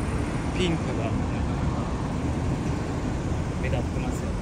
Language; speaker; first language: Japanese; native; Japanese